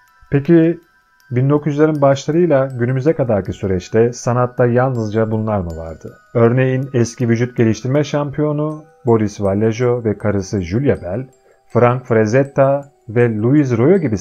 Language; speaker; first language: Turkish; native; Turkish